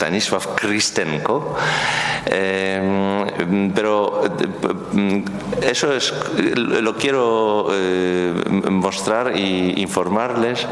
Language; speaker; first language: Spanish; non-native, learner; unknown